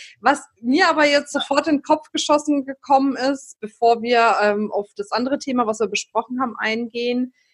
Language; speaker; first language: German; native; German